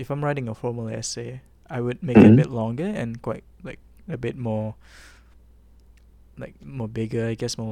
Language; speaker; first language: English; non-native, local second language; Malay